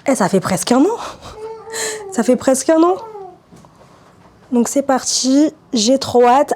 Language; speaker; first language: French; native; French